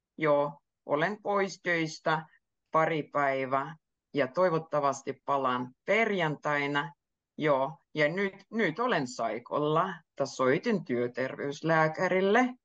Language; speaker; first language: Finnish; native; Finnish